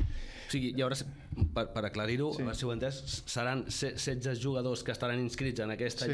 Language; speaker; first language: Catalan; native; Catalan